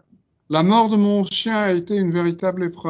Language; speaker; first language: French; non-native, fluent; Dutch